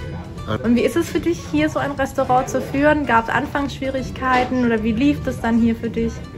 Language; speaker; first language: German; native; German